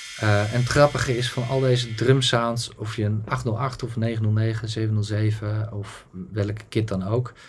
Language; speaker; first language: Dutch; native; Dutch